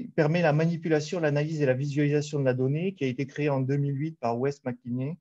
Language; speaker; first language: French; native; French